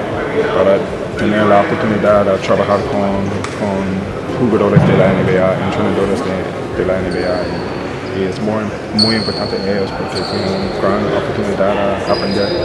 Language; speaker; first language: Spanish; non-native, fluent; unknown